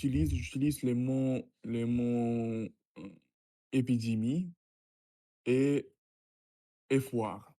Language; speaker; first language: French; non-native, learner; Russian